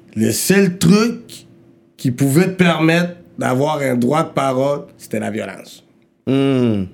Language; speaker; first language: French; early bilingual, other home language; Rundi